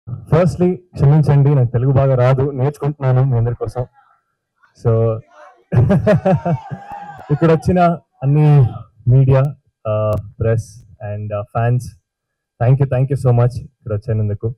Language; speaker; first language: Telugu; non-native, learner; Kannada